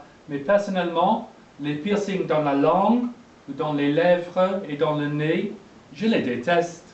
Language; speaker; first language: French; non-native, fluent; English